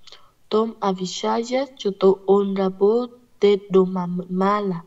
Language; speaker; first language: Russian; non-native, learner; Vietnamese